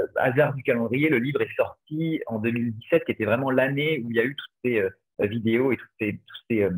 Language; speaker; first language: French; native; French